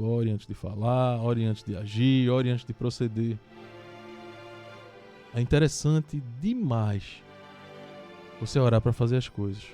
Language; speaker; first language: Portuguese; native; Portuguese